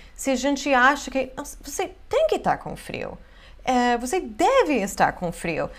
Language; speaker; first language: Portuguese; non-native, fluent; English